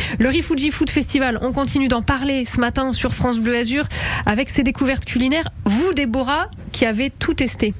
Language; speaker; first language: French; native; French